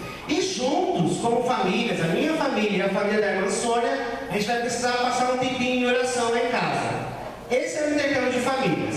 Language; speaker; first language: Portuguese; native; Portuguese